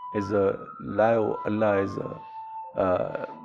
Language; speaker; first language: English; non-native, local second language; Pashto